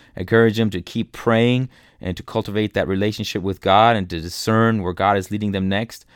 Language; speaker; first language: English; early bilingual, other home language; German